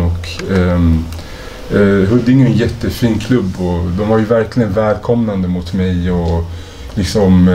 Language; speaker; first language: Swedish; native; Swedish